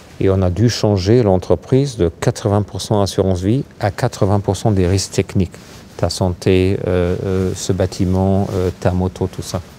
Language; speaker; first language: French; non-native, fluent; German